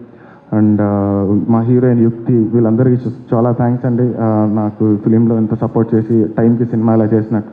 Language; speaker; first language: Telugu; native; Telugu